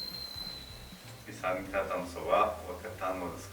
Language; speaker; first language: Japanese; non-native, learner; Hindi